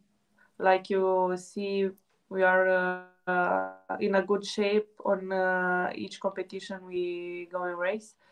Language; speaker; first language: English; non-native, fluent; Romanian